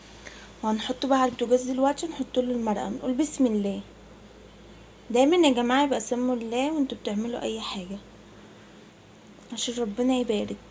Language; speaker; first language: Arabic; native; Arabic